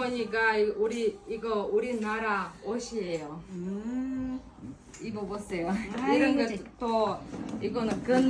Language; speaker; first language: Korean; non-native, learner; Kazakh